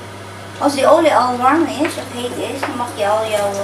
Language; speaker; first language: Dutch; non-native, fluent; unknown